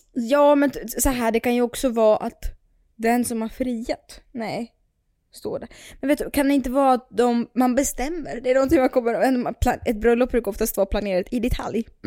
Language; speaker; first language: Swedish; early bilingual, other home language; Russian